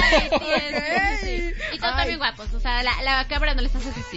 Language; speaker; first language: Spanish; native; Spanish